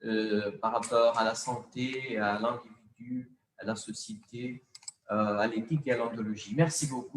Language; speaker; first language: French; non-native, fluent; Portuguese